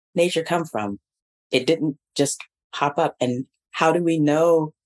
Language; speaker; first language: English; native; English